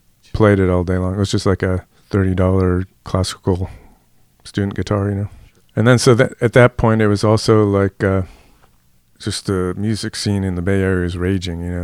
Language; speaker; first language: English; native; English